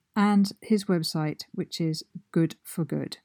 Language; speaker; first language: English; native; English